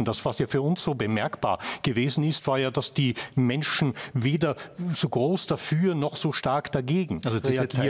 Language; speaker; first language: German; native; German